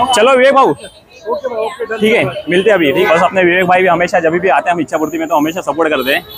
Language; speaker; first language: Hindi; non-native, local second language; Marathi